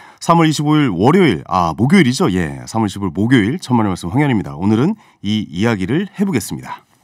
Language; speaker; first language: Korean; native; Korean